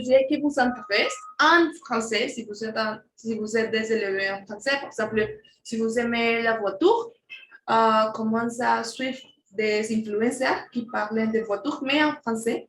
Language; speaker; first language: French; non-native, fluent; Spanish